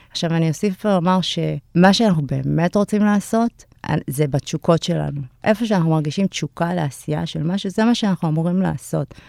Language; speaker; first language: Hebrew; early bilingual, other home language; Amharic